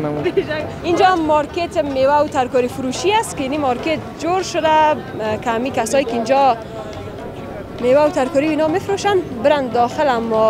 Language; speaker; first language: Persian; native; Persian